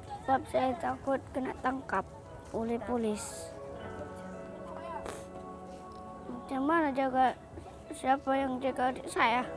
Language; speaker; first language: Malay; non-native, local second language; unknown